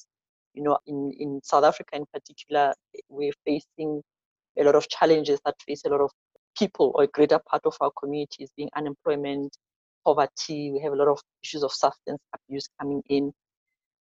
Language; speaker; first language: English; non-native, local second language; Zulu